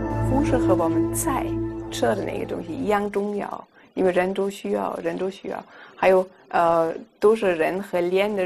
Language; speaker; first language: Chinese; non-native, fluent; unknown